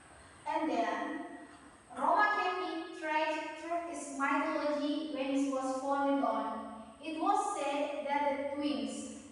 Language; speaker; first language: English; non-native, learner; Indonesian